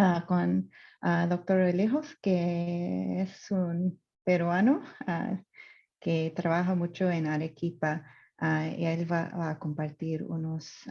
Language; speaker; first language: Spanish; non-native, fluent; English